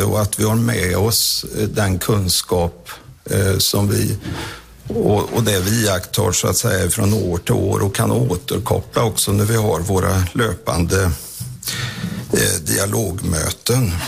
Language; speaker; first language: Swedish; native; Swedish